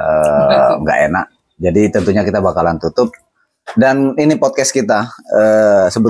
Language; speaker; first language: Indonesian; native; Indonesian